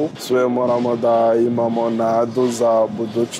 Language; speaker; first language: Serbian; non-native, learner; Rundi